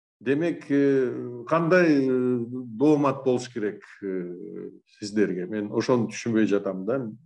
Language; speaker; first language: Kyrgyz; native; Kyrgyz